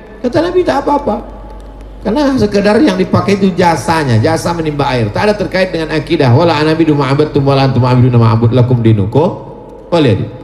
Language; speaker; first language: Indonesian; native; Indonesian